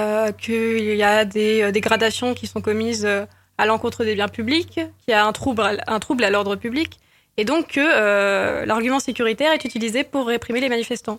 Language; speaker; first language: French; native; French